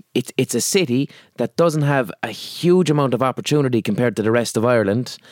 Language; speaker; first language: English; native; English